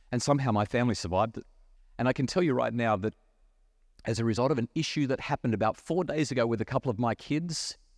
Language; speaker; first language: English; native; English